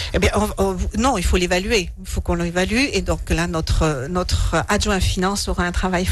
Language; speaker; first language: French; native; French